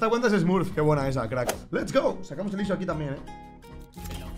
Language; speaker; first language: Spanish; native; Spanish